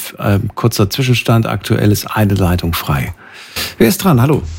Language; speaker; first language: German; native; German